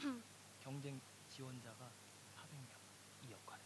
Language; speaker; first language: Korean; native; Korean